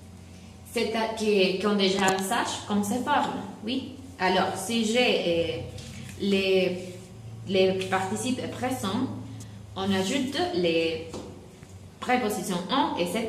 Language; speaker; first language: French; non-native, learner; Spanish